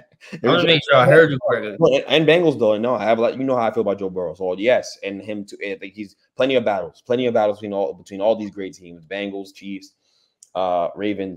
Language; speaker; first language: English; native; English